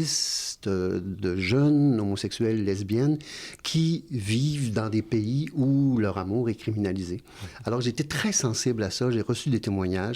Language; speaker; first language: French; native; French